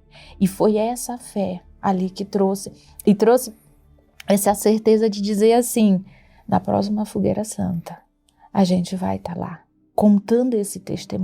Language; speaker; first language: Portuguese; native; Portuguese